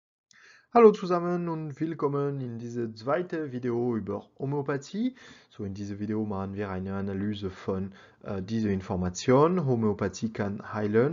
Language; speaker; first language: German; non-native, learner; French